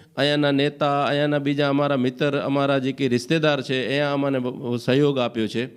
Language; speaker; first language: Gujarati; early bilingual, heritage; Gujarati